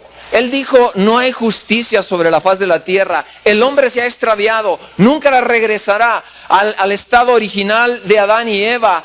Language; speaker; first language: Spanish; native; Spanish